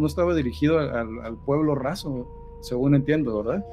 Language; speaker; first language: Spanish; native; Spanish